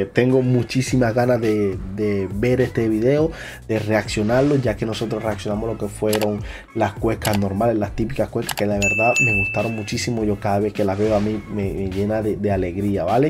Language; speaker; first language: Spanish; native; Spanish